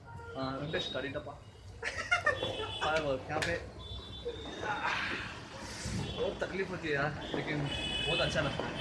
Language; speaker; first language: Hindi; non-native, local second language; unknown